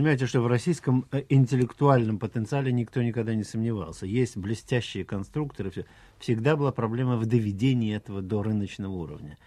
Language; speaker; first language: Russian; native; Russian